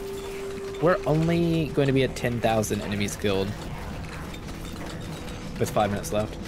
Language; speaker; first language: English; native; English